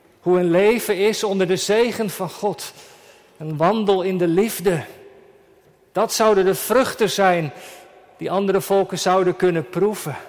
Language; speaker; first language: Dutch; native; Dutch